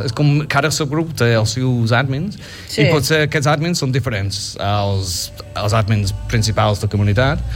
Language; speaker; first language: Catalan; non-native, fluent; English